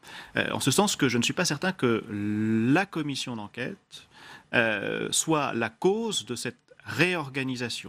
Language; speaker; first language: French; native; French